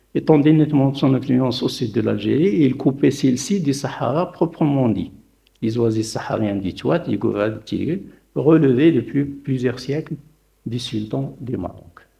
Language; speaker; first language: French; non-native, local second language; Arabic